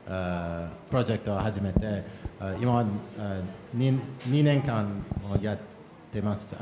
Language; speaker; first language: Japanese; non-native, fluent; English